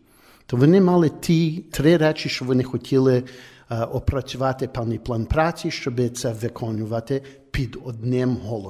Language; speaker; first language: Ukrainian; early bilingual, heritage; Ukrainian